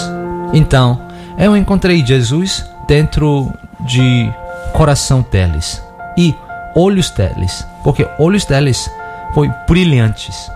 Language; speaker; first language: Portuguese; non-native, learner; Korean